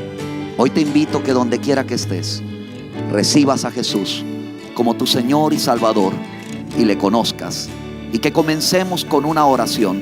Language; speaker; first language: Spanish; native; Spanish